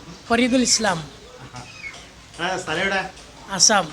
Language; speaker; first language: Malayalam; non-native, local second language; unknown